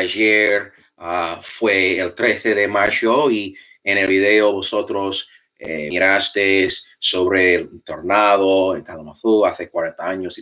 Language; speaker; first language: Spanish; non-native, fluent; English